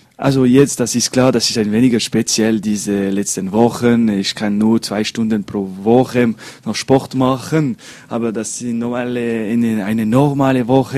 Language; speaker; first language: German; non-native, learner; French